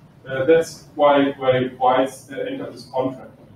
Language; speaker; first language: English; non-native, fluent; German